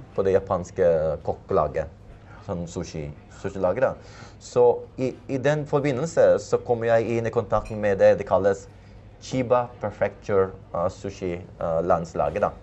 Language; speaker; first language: Norwegian; non-native, fluent; Filipino